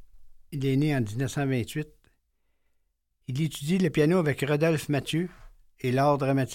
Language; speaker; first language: French; native; French